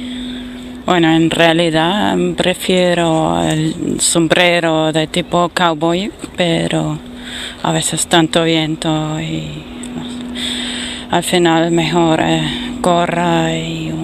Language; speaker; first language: Spanish; non-native, fluent; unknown